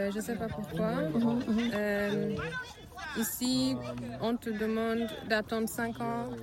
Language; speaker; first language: French; early bilingual, heritage; French